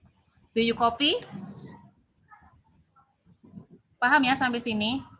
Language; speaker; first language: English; non-native, learner; Indonesian